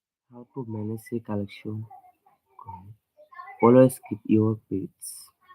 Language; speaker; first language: English; non-native, local second language; Bangla